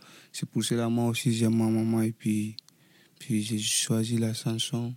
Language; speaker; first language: French; non-native, local second language; Fula